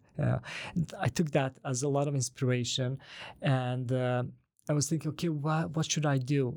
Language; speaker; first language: English; non-native, fluent; Bosnian